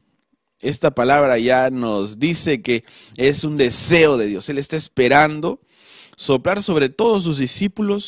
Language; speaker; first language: Spanish; native; Spanish